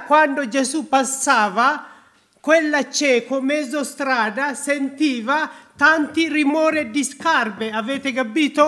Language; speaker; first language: Italian; non-native, learner; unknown